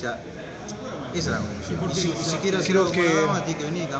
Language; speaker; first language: Spanish; native; Spanish